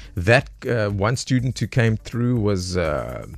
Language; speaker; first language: English; native; English